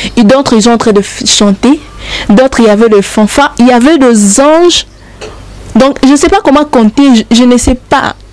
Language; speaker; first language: French; non-native, local second language; Lingala